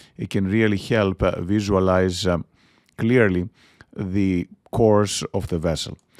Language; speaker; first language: English; non-native, fluent; Greek